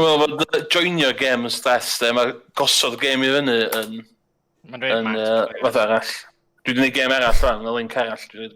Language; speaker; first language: Welsh; native; Welsh